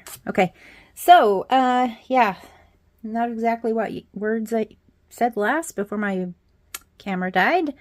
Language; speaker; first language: English; native; English